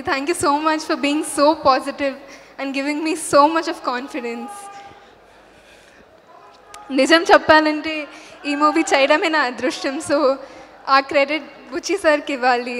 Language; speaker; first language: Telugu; non-native, learner; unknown